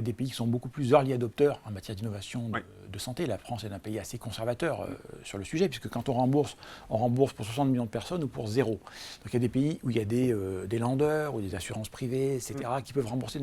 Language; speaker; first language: French; native; French